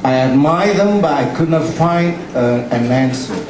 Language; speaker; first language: English; non-native, fluent; Vietnamese